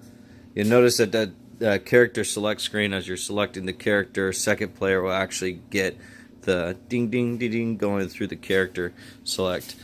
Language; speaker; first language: English; native; English